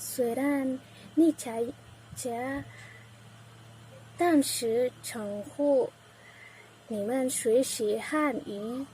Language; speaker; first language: Chinese; non-native, learner; Indonesian